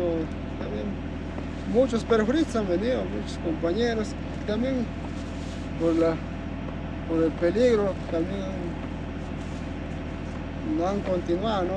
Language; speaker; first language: Spanish; non-native, local second language; Quechua